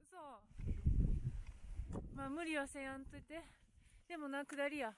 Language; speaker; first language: Japanese; native; Japanese